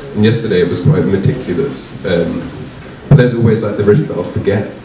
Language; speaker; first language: English; native; English